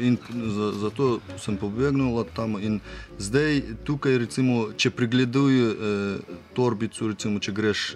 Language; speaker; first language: Slovenian; non-native, learner; Russian